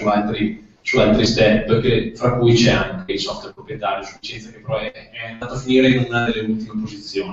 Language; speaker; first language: Italian; native; Italian